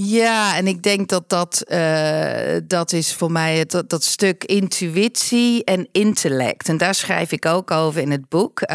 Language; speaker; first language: Dutch; non-native, fluent; English